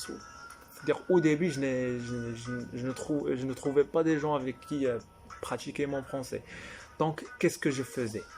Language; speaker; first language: French; non-native, fluent; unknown